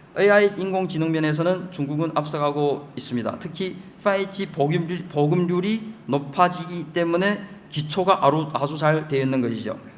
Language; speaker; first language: Korean; early bilingual, heritage; Chinese